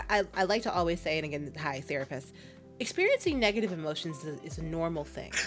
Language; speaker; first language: English; native; English